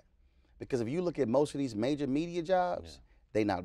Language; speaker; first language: English; native; English